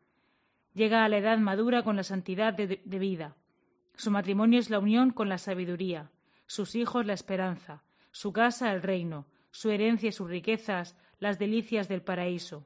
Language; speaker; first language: Spanish; native; Spanish